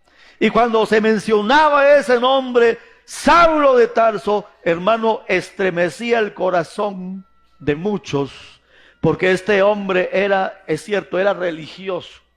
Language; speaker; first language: Spanish; native; Spanish